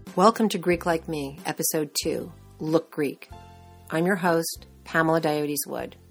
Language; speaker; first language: English; native; English